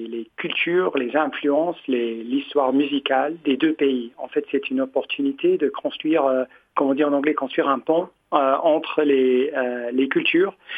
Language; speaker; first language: French; non-native, fluent; English